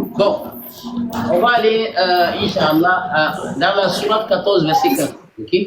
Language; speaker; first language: French; non-native, local second language; Bambara